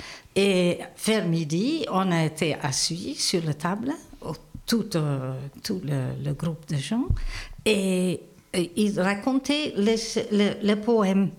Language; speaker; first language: French; non-native, fluent; Dutch